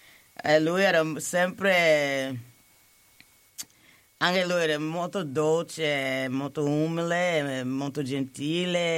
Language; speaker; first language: Italian; non-native, learner; English